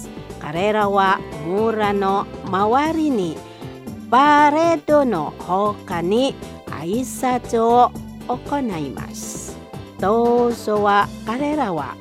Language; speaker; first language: Japanese; non-native, fluent; Indonesian